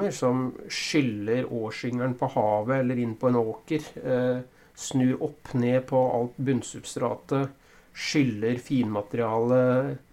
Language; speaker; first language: Norwegian; native; Norwegian